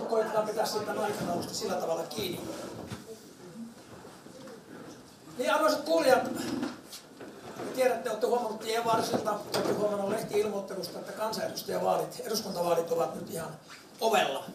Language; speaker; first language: Finnish; native; Finnish